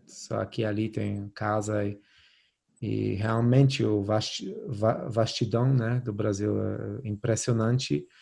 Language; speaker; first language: Portuguese; non-native, fluent; Polish